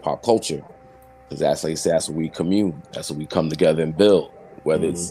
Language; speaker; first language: English; native; English